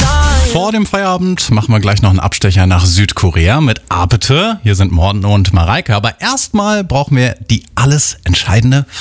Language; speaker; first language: German; native; German